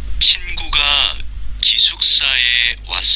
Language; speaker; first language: Korean; non-native, learner; Bangla